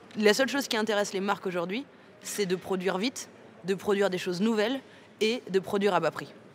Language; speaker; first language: French; native; French